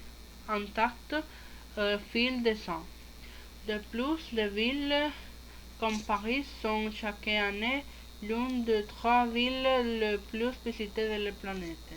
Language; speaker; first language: French; non-native, learner; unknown